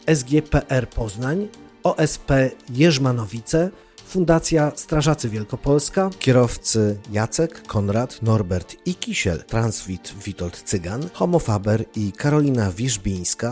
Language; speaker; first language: Polish; native; Polish